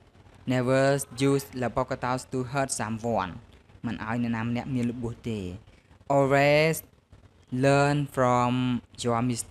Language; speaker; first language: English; non-native, learner; Khmer